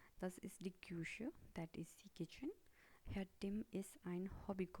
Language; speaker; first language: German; non-native, fluent; Hindi